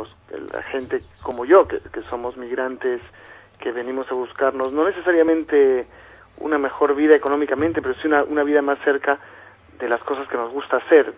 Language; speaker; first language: Spanish; native; Spanish